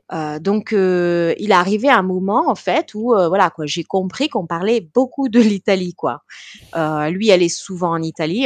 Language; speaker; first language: French; early bilingual, heritage; French